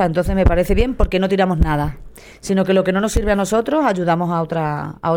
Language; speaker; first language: Spanish; native; Spanish